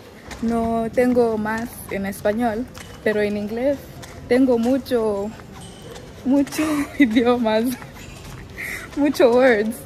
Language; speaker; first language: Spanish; non-native, learner; English